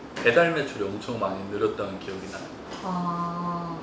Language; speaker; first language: Korean; early bilingual, heritage; Korean